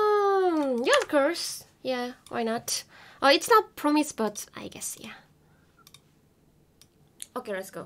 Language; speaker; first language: English; non-native, learner; Korean